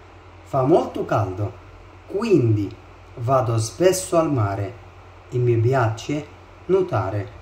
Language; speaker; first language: Italian; non-native, fluent; Arabic